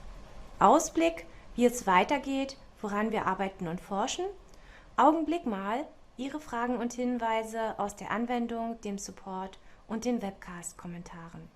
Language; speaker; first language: German; native; German